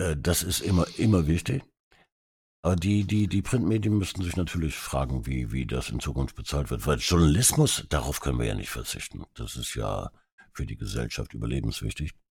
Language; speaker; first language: German; early bilingual, other home language; Hungarian